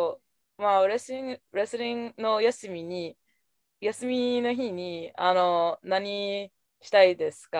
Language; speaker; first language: Japanese; non-native, fluent; English